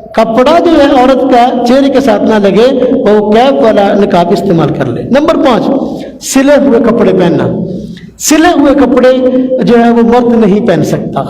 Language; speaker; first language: Urdu; non-native, local second language; Punjabi